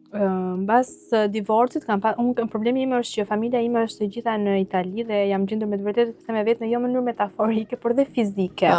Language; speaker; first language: Albanian; native; Albanian